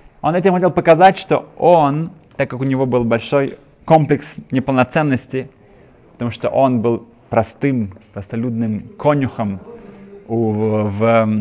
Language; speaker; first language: Russian; native; Russian